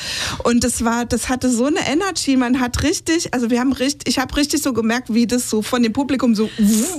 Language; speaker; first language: German; native; German